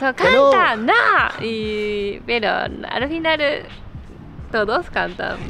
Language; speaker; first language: Spanish; non-native, fluent; Japanese